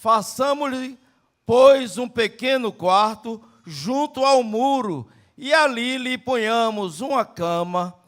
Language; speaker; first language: Portuguese; native; Portuguese